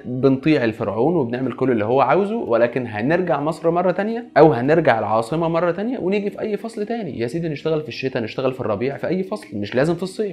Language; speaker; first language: Arabic; native; Arabic